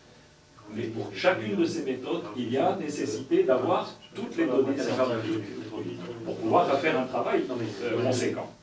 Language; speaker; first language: French; native; French